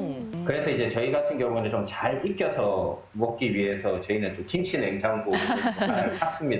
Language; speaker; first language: Korean; non-native, fluent; Khmer